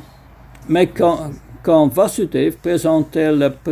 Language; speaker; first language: French; non-native, fluent; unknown